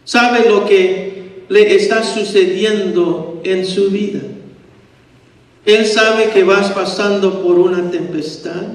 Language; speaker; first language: Spanish; early bilingual, heritage; Spanish